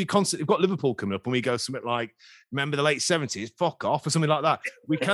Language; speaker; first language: English; native; English